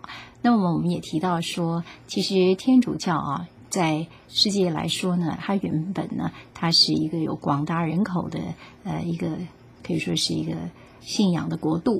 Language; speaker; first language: Chinese; native; Chinese